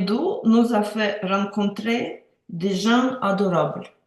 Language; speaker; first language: French; non-native, learner; Ukrainian